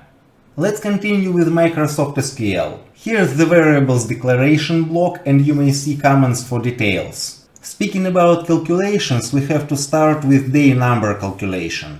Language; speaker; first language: English; non-native, fluent; Russian